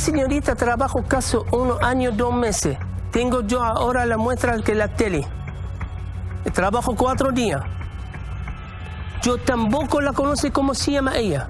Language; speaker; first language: Spanish; non-native, learner; Arabic